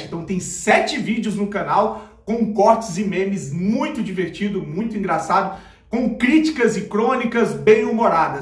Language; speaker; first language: Portuguese; native; Portuguese